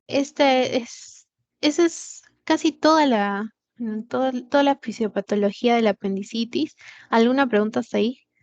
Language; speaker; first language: Spanish; native; Spanish